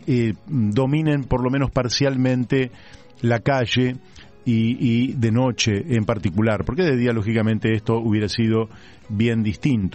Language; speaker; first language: Spanish; native; Spanish